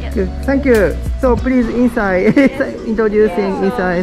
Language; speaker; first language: English; non-native, learner; Japanese